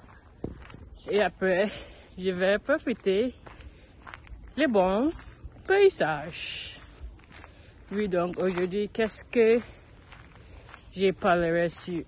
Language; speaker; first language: French; non-native, learner; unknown